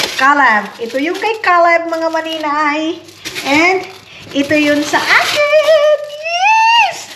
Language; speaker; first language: Filipino; non-native, local second language; Cebuano